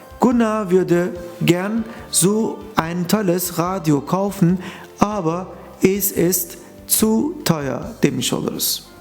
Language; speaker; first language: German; non-native, fluent; Turkish